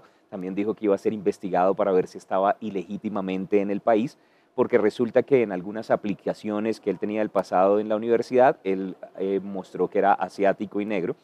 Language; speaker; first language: Spanish; native; Spanish